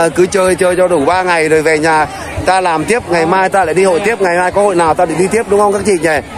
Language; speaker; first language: Vietnamese; non-native, local second language; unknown